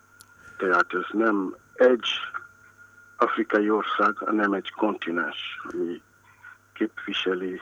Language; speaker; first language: Hungarian; non-native, fluent; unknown